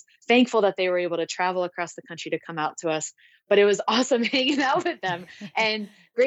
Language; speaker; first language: English; native; English